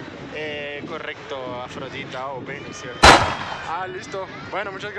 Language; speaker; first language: Spanish; non-native, fluent; French